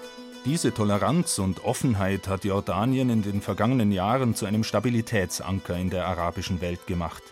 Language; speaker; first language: German; native; German